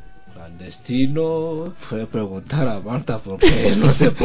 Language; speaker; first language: Spanish; non-native, learner; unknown